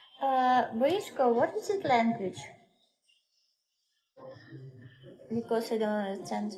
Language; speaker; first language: English; non-native, learner; Russian